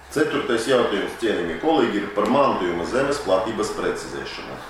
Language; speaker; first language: Latvian; non-native, local second language; Russian